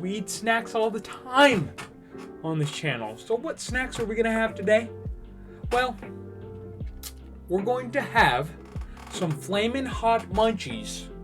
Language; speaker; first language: English; native; English